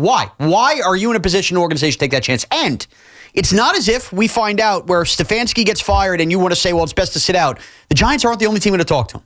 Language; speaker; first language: English; native; English